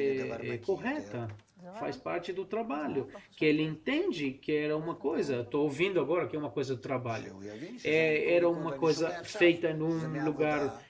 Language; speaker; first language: Portuguese; non-native, fluent; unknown